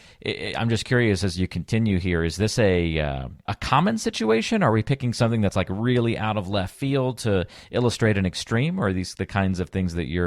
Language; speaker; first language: English; native; English